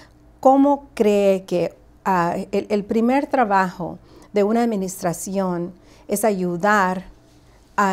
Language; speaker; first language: Spanish; early bilingual, heritage; Spanish